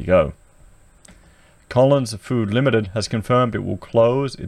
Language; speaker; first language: English; native; English